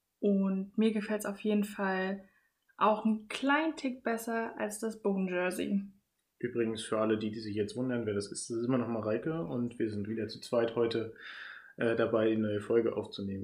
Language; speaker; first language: German; native; German